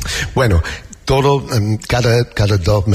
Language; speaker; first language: Spanish; non-native, learner; English